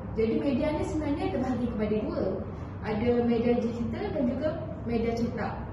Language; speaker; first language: Malay; native; Malay